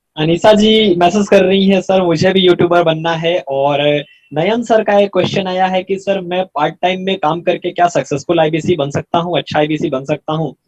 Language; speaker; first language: Hindi; native; Hindi